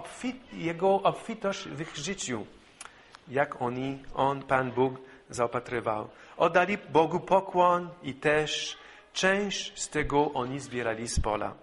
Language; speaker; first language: Polish; non-native, fluent; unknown